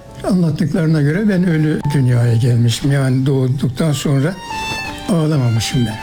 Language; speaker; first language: Turkish; native; Turkish